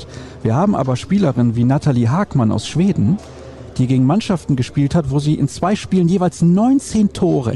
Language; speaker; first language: German; native; German